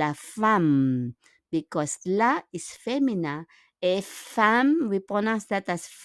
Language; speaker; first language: French; non-native, fluent; Filipino